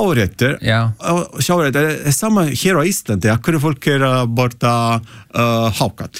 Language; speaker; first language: Icelandic; non-native, learner; Italian